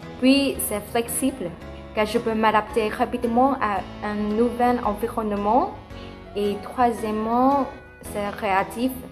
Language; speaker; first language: French; non-native, fluent; Vietnamese